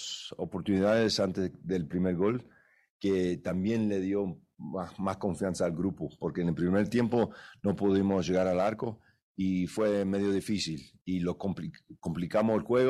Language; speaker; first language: Spanish; early bilingual, heritage; English